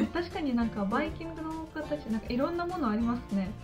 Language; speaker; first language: Japanese; non-native, fluent; Russian